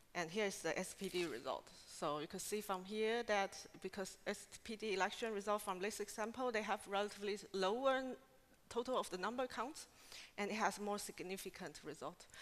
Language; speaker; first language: English; non-native, fluent; Chinese